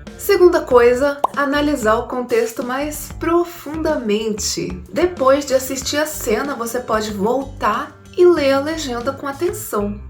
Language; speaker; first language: Portuguese; native; Portuguese